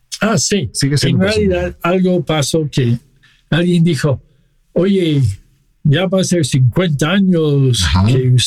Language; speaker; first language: Spanish; non-native, fluent; English